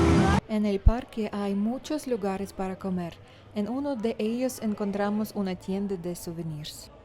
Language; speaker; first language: Spanish; non-native, learner; Ukrainian